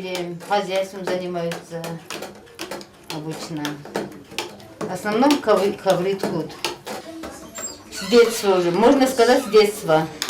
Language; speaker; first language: Russian; non-native, local second language; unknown